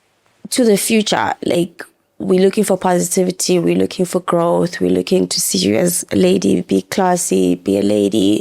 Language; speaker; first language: English; non-native, local second language; Zulu